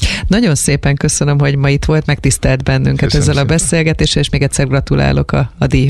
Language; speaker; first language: Hungarian; native; Hungarian